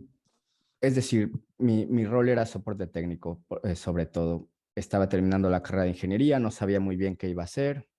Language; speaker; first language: Spanish; native; Spanish